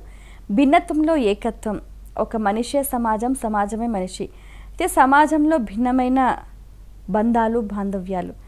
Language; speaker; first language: Telugu; native; Telugu